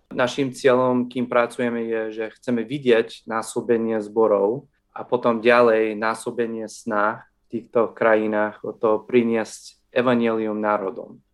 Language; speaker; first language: Slovak; non-native, fluent; English